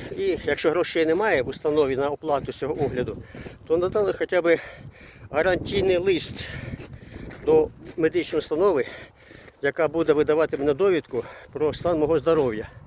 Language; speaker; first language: Ukrainian; non-native, local second language; Russian